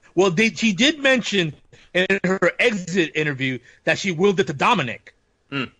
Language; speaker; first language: English; native; English